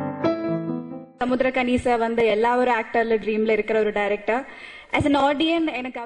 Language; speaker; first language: Tamil; non-native, fluent; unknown